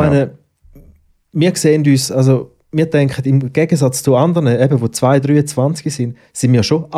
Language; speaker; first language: German; native; German